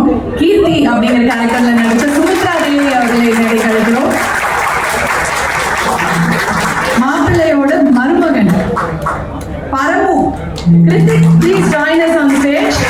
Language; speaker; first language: Tamil; native; Tamil